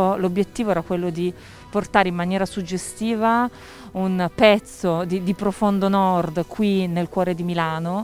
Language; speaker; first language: Italian; native; Italian